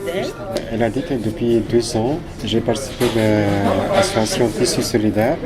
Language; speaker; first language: French; non-native, fluent; Albanian